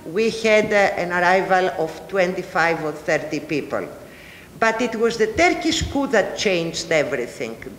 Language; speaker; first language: English; non-native, fluent; Greek